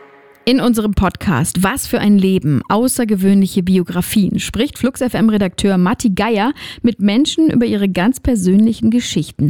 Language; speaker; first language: German; native; German